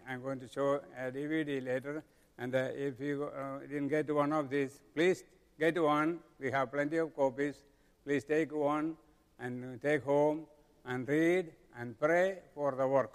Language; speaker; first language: English; non-native, local second language; Malayalam